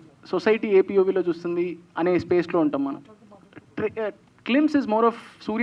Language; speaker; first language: Telugu; native; Telugu